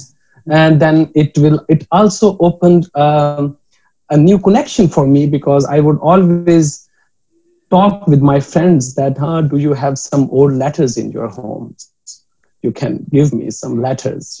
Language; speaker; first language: English; non-native, local second language; Urdu